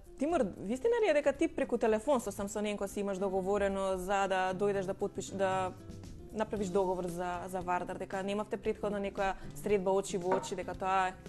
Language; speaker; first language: Macedonian; native; Macedonian